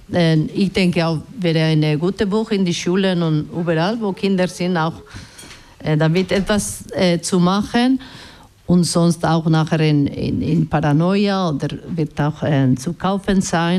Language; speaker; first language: German; non-native, learner; Basque